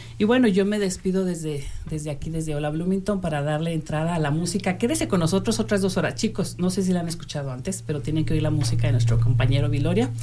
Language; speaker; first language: Spanish; native; Spanish